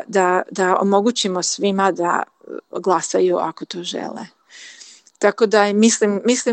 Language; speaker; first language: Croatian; early bilingual, heritage; Croatian